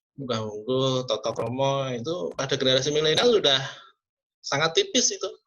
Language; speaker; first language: Indonesian; non-native, local second language; Javanese